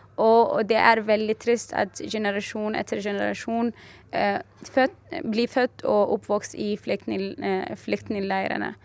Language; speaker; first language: Norwegian; non-native, fluent; Arabic